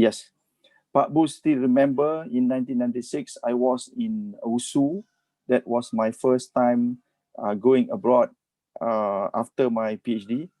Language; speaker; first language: English; non-native, local second language; Malay